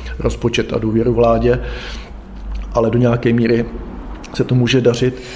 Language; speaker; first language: Czech; native; Czech